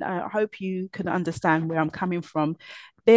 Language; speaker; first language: English; native; English